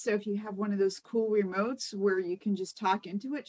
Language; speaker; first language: English; native; English